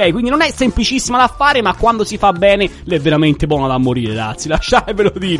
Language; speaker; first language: Italian; native; Italian